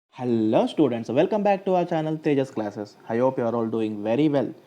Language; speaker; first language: English; non-native, local second language; Telugu